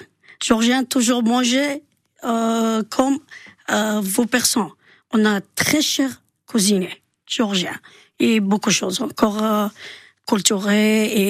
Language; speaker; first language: French; non-native, learner; Georgian